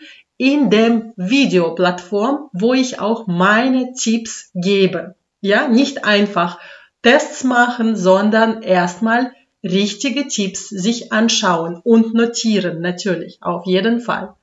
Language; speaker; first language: German; non-native, fluent; Russian